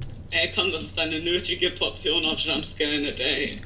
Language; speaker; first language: German; native; German